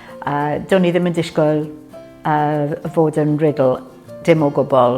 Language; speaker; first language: Welsh; non-native, local second language; English